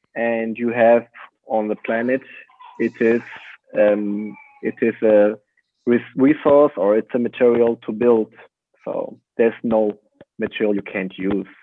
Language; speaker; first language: English; non-native, fluent; German